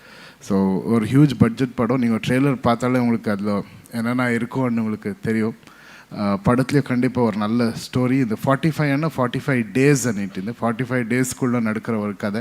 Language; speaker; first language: Tamil; non-native, local second language; Kannada